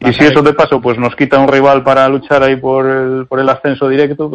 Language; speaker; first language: Spanish; native; Spanish